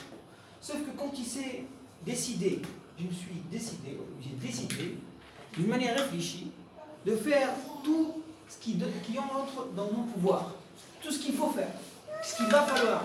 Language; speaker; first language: French; non-native, local second language; Arabic